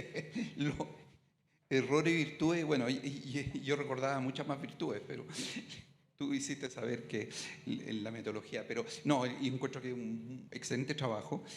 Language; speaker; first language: Spanish; native; Spanish